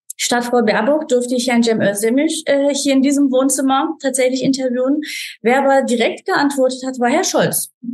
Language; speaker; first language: German; non-native, fluent; Turkish